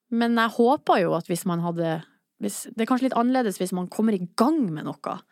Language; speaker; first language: Norwegian; native; Norwegian